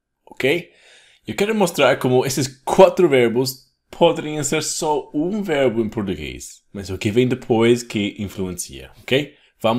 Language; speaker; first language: Portuguese; non-native, fluent; English